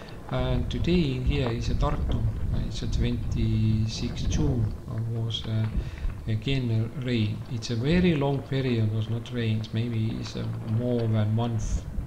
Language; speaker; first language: English; non-native, learner; Estonian